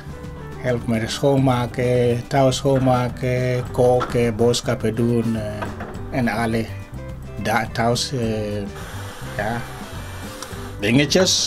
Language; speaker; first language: Dutch; non-native, learner; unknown